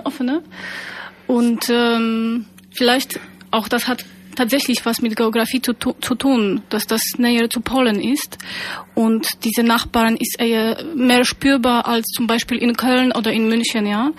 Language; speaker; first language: German; non-native, fluent; Polish